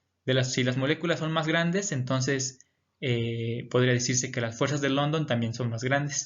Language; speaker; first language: Spanish; native; Spanish